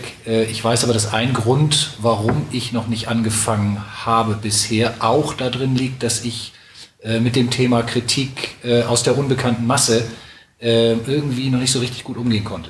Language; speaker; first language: German; native; German